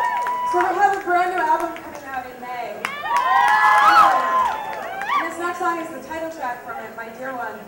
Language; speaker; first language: English; native; English